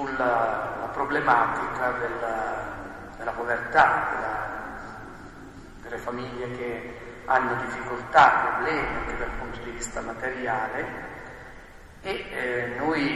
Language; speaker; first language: Italian; native; Italian